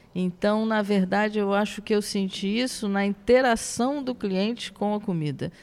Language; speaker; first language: Portuguese; native; Portuguese